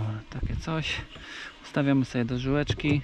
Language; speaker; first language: Polish; native; Polish